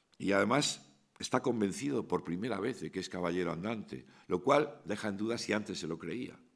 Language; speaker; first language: Spanish; native; Spanish